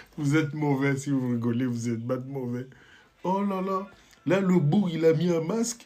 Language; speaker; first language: French; native; French